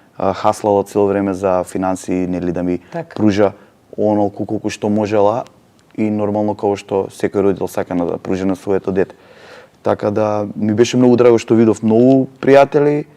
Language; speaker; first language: Macedonian; native; Macedonian